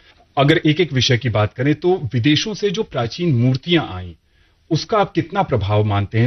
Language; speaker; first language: Hindi; native; Hindi